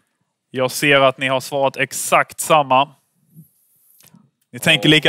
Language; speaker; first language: Swedish; native; Swedish